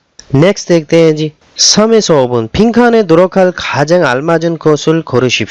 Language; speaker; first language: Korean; non-native, fluent; Urdu